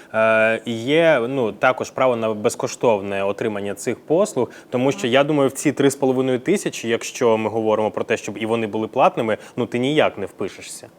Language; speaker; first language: Ukrainian; native; Ukrainian